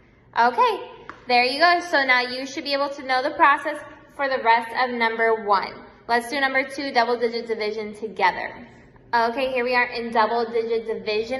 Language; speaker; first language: English; native; English